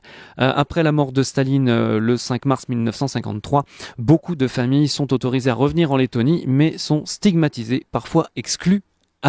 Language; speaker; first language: French; native; French